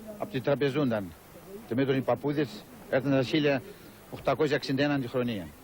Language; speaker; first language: Greek; early bilingual, heritage; Greek